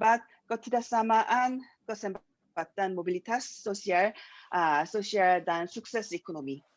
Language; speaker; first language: Indonesian; non-native, learner; Korean